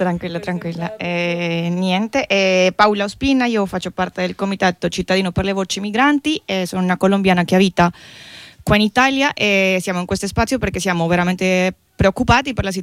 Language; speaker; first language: Italian; non-native, fluent; Spanish